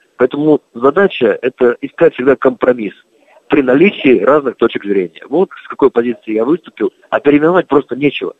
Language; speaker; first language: Russian; native; Russian